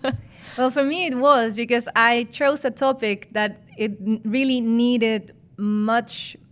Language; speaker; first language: English; non-native, fluent; Spanish